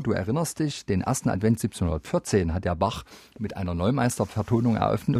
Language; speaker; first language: German; native; German